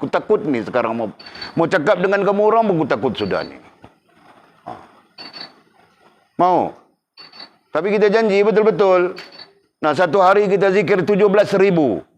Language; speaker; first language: Malay; native; Malay